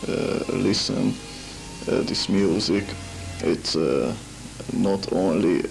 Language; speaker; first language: English; non-native, learner; Hungarian